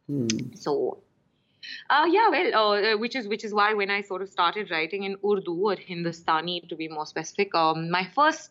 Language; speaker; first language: English; non-native, local second language; Urdu